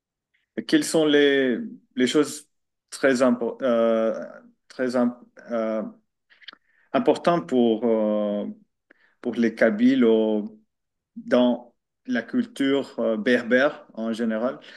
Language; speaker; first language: French; non-native, learner; Finnish